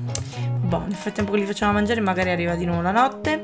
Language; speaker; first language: Italian; native; Italian